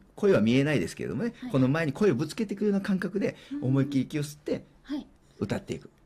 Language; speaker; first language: Japanese; native; Japanese